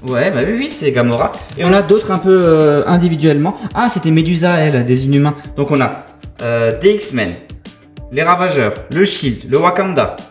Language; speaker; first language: French; native; French